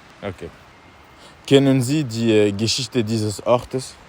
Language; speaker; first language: German; non-native, learner; French